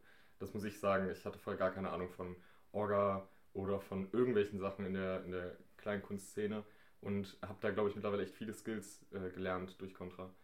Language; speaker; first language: German; native; German